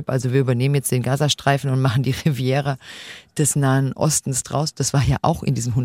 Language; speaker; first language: German; native; German